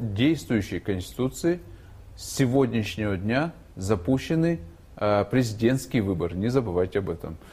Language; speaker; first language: Russian; non-native, local second language; Kyrgyz